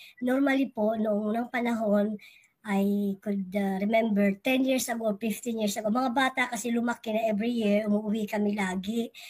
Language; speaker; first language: Filipino; non-native, local second language; Waray